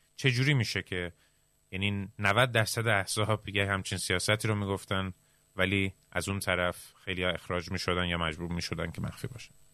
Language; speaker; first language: Persian; early bilingual, heritage; Persian